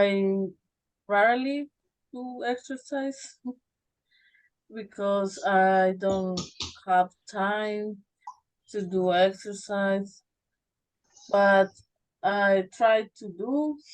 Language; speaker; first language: English; non-native, learner; Spanish